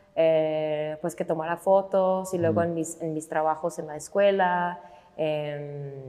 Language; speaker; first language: Spanish; non-native, fluent; English